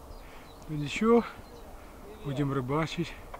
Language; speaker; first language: Russian; native; Russian